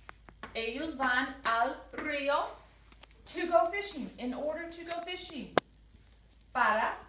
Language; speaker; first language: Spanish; non-native, fluent; English